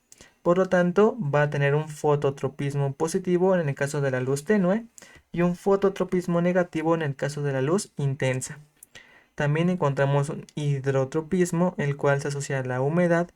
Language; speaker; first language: Spanish; native; Spanish